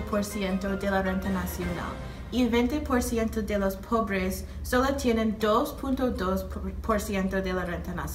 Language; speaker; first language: Spanish; non-native, learner; English